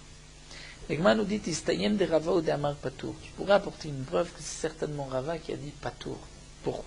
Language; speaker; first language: French; native; French